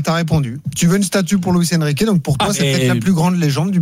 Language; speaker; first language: French; native; French